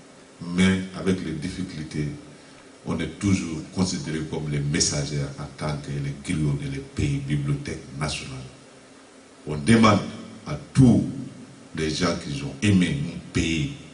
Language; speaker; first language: French; non-native, local second language; Bambara